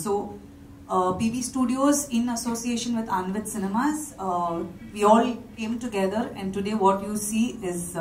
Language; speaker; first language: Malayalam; non-native, fluent; Kannada